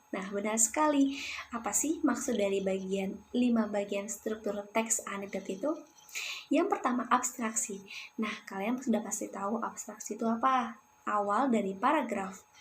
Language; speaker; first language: Indonesian; native; Indonesian